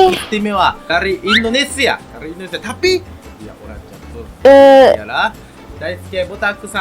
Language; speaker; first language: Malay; non-native, learner; Japanese